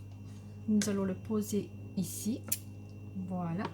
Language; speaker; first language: French; native; French